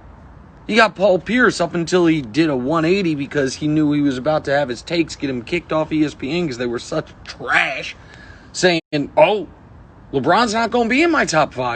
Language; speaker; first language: English; native; English